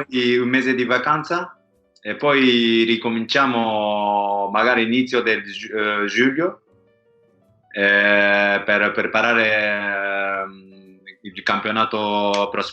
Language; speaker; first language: Italian; non-native, learner; Japanese